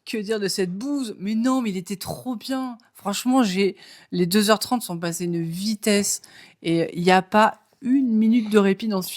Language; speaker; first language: French; native; French